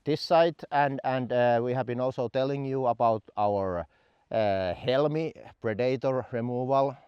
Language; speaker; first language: English; non-native, fluent; Finnish